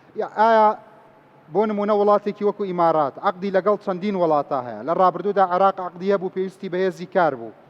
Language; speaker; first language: Central Kurdish; native; Central Kurdish